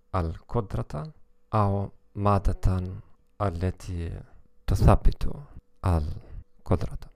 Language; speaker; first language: Arabic; non-native, learner; German